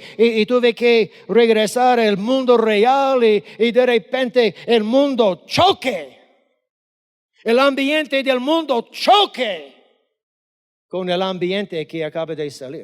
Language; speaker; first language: Spanish; non-native, fluent; English